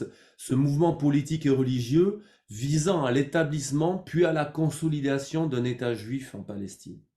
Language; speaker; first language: French; native; French